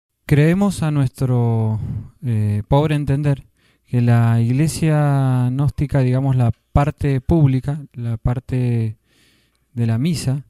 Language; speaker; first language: Spanish; native; Spanish